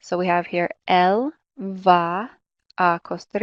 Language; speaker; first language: Spanish; non-native, fluent; English